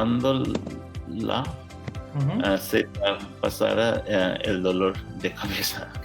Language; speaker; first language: Spanish; non-native, learner; English